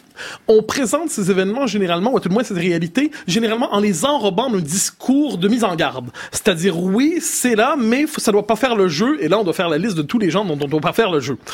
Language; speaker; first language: French; native; French